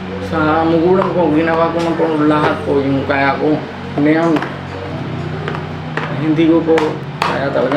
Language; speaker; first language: Filipino; non-native, learner; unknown